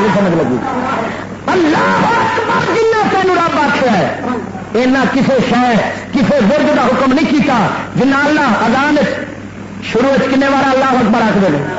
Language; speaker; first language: Urdu; native; Urdu